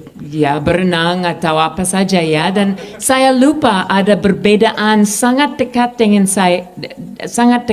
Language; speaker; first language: Indonesian; non-native, fluent; English